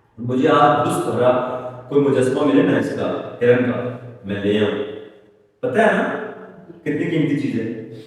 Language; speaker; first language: Urdu; non-native, local second language; Punjabi